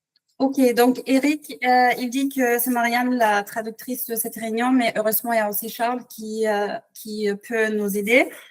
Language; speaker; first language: French; non-native, fluent; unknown